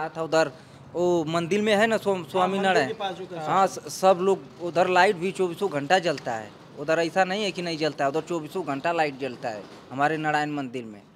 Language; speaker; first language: Hindi; native; Hindi